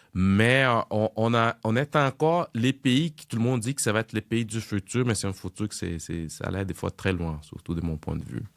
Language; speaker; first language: French; non-native, fluent; Portuguese